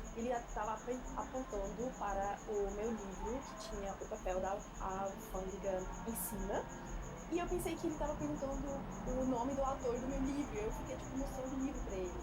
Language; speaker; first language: Portuguese; non-native, fluent; Swiss German